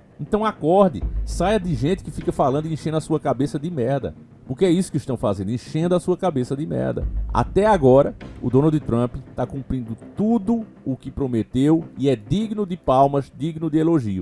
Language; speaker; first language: Portuguese; native; Portuguese